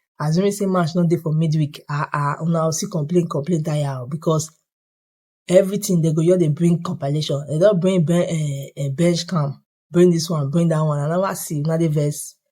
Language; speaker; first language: Nigerian Pidgin; native; Nigerian Pidgin